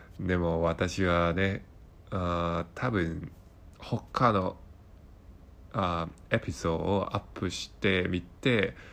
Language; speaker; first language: Japanese; non-native, learner; Cantonese